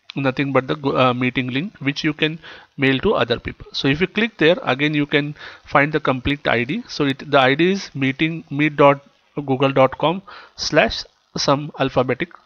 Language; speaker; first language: English; non-native, local second language; Kannada